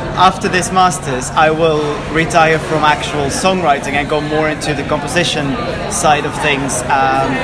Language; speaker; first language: English; non-native, fluent; Dutch